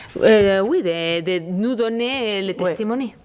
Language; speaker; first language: French; non-native, learner; Spanish